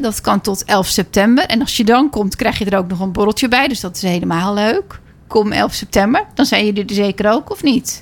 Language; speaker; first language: Dutch; native; Dutch